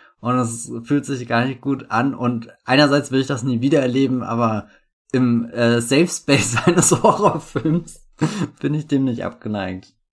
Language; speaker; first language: German; native; German